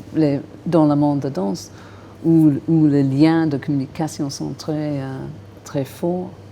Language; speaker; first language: French; non-native, fluent; English